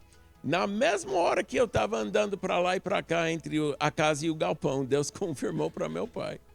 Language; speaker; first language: Portuguese; non-native, local second language; English